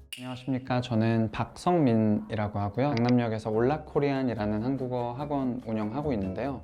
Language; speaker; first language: Korean; native; Korean